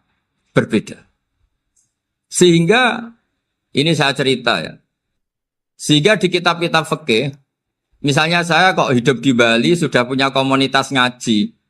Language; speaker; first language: Indonesian; non-native, local second language; Javanese